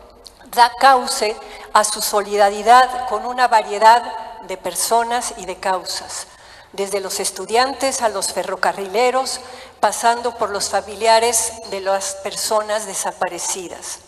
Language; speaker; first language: Spanish; native; Spanish